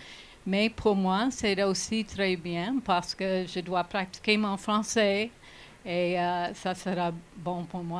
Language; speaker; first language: French; non-native, learner; English